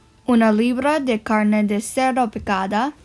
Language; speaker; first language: Spanish; non-native, learner; English